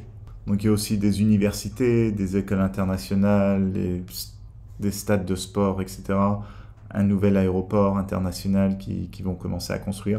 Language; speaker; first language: French; native; French